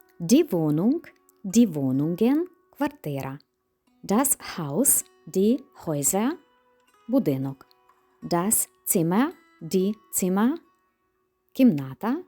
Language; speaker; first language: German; non-native, fluent; Ukrainian